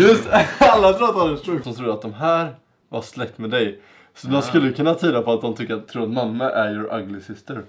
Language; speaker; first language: Swedish; native; Swedish